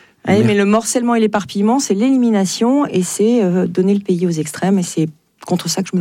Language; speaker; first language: French; native; French